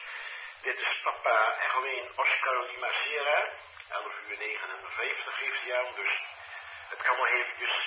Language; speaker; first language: Dutch; native; Dutch